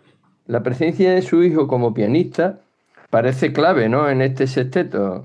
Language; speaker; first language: Spanish; native; Spanish